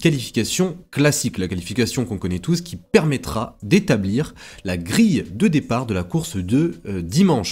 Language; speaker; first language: French; native; French